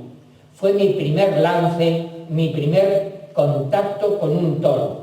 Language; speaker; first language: Spanish; native; Spanish